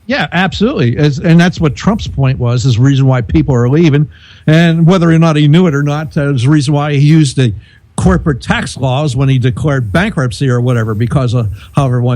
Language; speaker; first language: English; native; English